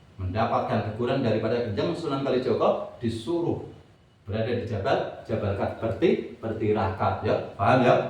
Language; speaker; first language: Indonesian; non-native, local second language; Javanese